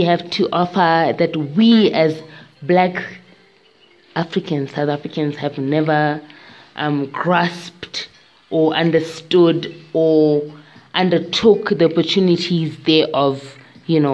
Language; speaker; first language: English; non-native, local second language; Tswana